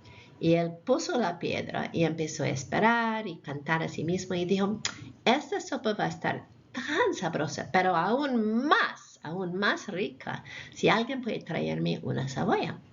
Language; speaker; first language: Spanish; non-native, fluent; English